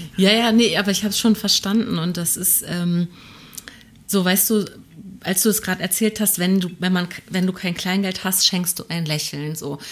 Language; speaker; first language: German; native; German